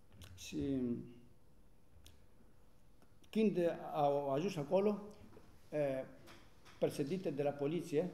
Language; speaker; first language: Romanian; non-native, learner; Greek